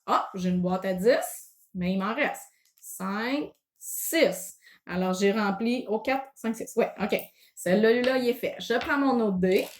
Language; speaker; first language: French; native; French